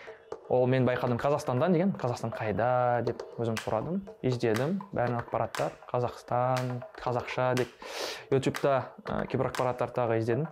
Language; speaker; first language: Kazakh; non-native, learner; French